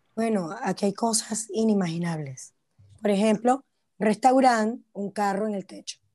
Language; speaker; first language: Spanish; native; Spanish